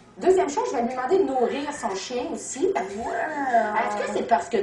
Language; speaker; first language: French; native; French